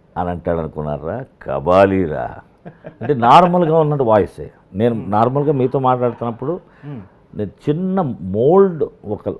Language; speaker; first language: Telugu; native; Telugu